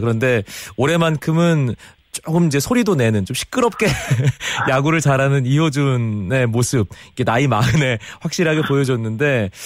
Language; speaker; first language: Korean; native; Korean